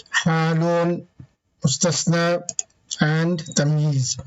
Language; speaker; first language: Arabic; non-native, fluent; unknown